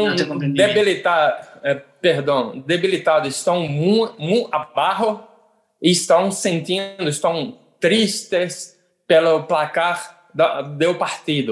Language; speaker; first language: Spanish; non-native, learner; Portuguese